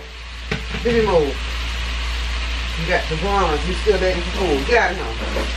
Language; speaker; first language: English; native; English